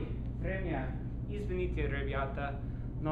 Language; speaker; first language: Russian; non-native, learner; English